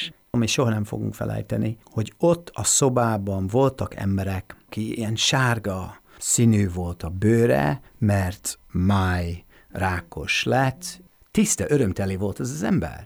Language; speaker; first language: Hungarian; non-native, fluent; English